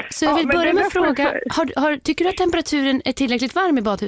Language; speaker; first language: Swedish; native; Swedish